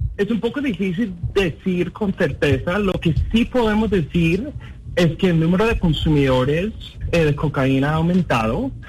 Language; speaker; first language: Spanish; non-native, fluent; English